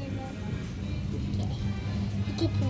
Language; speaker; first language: Korean; early bilingual, heritage; Korean